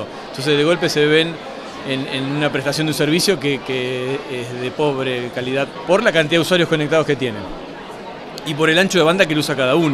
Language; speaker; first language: Spanish; native; Spanish